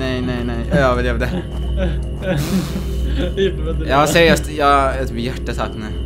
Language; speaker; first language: Swedish; native; Swedish